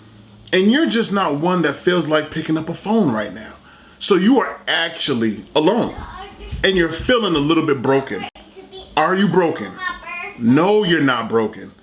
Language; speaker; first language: English; native; English